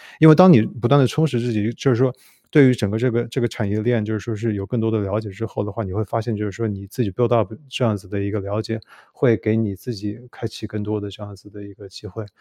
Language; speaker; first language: Chinese; native; Chinese